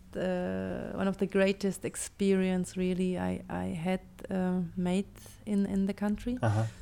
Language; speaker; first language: English; non-native, fluent; German